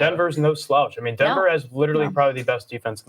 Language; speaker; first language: English; native; English